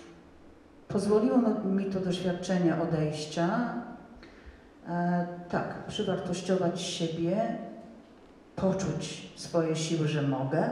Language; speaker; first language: Polish; non-native, fluent; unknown